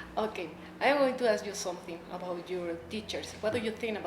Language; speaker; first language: English; non-native, learner; Spanish